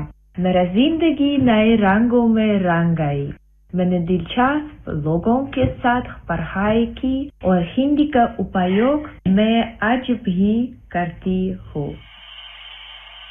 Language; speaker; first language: Hindi; non-native, fluent; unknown